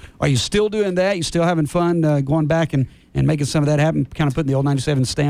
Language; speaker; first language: English; native; English